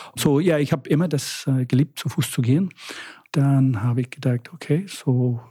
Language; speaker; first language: German; non-native, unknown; English